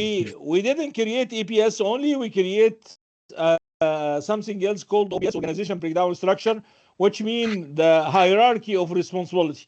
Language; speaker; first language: English; non-native, fluent; Arabic